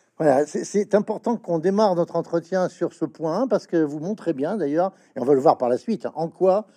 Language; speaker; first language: French; native; French